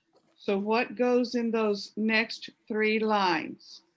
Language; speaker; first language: English; native; English